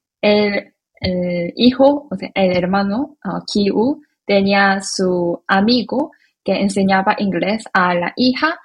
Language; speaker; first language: Spanish; non-native, fluent; Korean